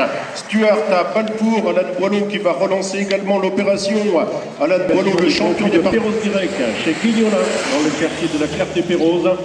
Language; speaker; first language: French; native; French